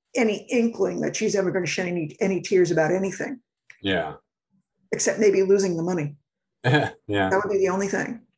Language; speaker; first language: English; native; English